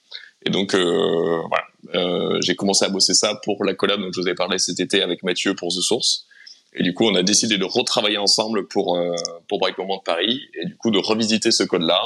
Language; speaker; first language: French; native; French